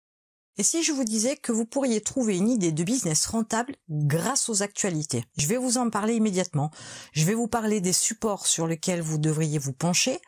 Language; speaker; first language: French; native; French